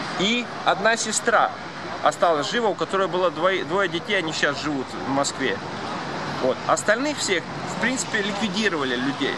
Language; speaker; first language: Russian; non-native, local second language; Latvian